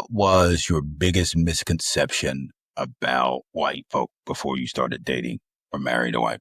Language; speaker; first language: English; native; English